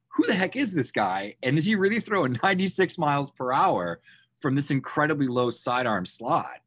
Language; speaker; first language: English; native; English